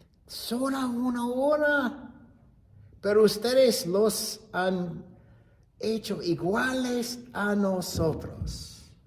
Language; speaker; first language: Spanish; non-native, fluent; English